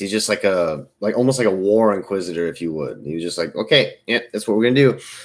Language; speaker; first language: English; native; English